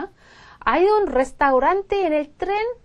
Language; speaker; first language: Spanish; non-native, fluent; Korean